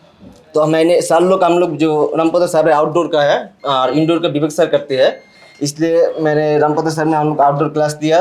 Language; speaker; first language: Hindi; non-native, fluent; Bangla